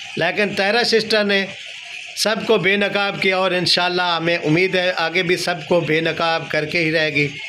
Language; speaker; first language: Urdu; non-native, local second language; Punjabi